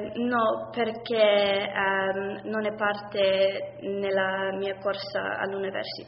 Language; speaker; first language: Italian; non-native, learner; English